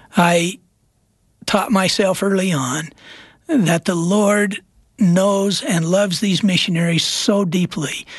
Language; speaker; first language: English; native; English